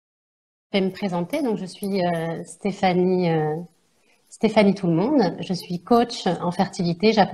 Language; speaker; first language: French; native; French